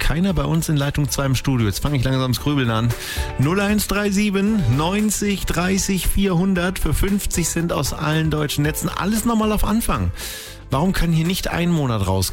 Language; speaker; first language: German; native; German